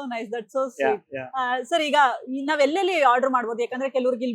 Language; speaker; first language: Kannada; native; Kannada